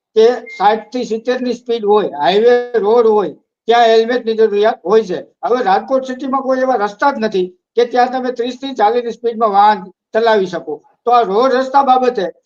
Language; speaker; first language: Gujarati; native; Gujarati